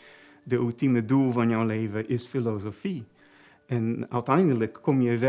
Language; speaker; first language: Dutch; non-native, fluent; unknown